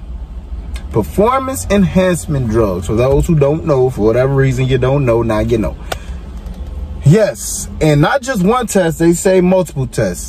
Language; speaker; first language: English; native; English